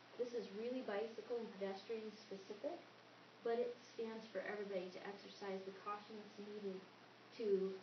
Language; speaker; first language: English; native; English